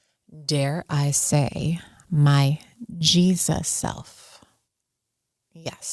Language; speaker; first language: English; native; English